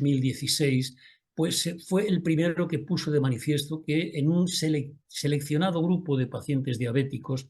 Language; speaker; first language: Spanish; native; Spanish